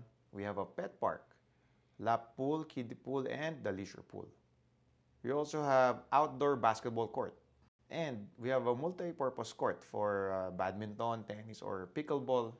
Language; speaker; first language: English; non-native, local second language; Filipino